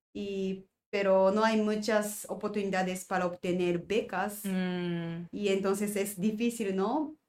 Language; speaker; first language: Spanish; non-native, learner; Japanese